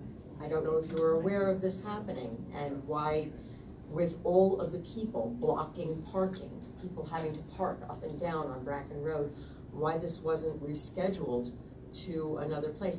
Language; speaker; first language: English; native; English